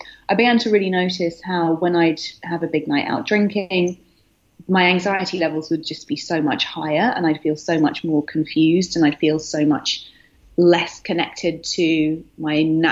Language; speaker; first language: English; native; English